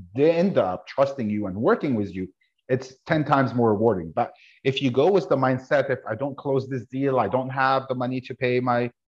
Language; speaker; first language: English; non-native, fluent; Arabic